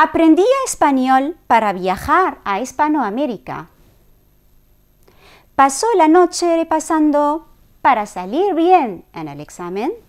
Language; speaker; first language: Spanish; non-native, fluent; Arabic